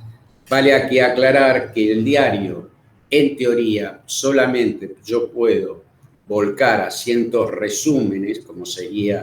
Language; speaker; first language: Spanish; native; Spanish